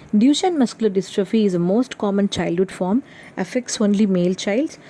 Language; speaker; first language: English; non-native, local second language; Tamil